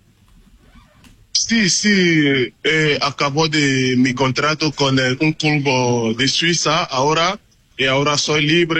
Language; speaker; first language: Spanish; non-native, learner; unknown